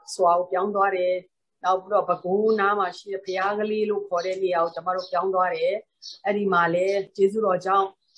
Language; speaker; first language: Burmese; non-native, local second language; Tedim Chin